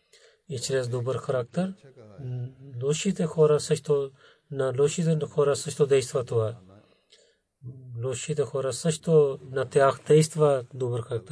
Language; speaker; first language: Bulgarian; non-native, learner; Urdu